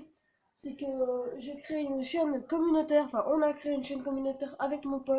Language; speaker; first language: French; native; French